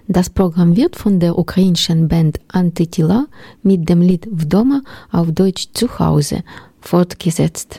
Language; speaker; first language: German; non-native, learner; Ukrainian